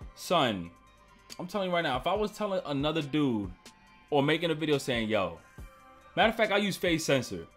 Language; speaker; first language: English; native; English